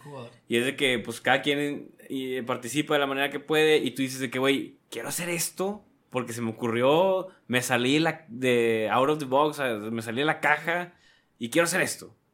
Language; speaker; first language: Spanish; native; Spanish